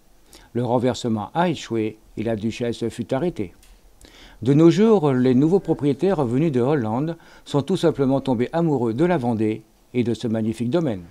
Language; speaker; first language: French; native; French